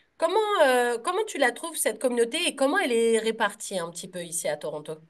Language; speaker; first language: French; native; French